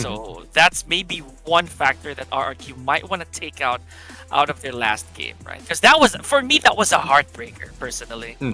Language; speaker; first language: English; non-native, local second language; Filipino